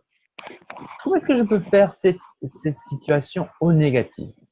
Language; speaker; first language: French; non-native, fluent; Portuguese